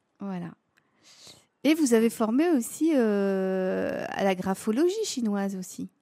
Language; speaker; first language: French; native; French